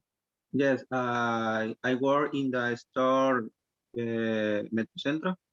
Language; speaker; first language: English; non-native, learner; Spanish